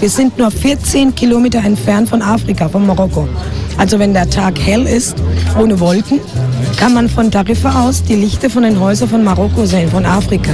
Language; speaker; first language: German; non-native, fluent; Spanish